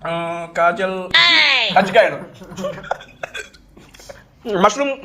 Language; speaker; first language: Telugu; native; Telugu